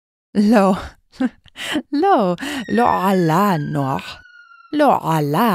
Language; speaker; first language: Hebrew; non-native, fluent; English